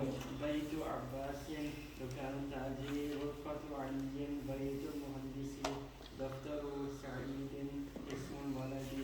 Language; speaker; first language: Arabic; non-native, learner; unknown